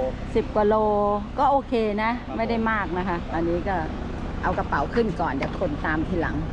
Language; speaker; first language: Thai; native; Thai